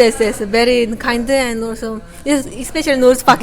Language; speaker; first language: English; non-native, learner; Korean